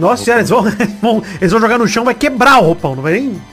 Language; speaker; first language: Portuguese; native; Portuguese